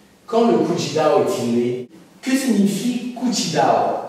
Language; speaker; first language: French; native; French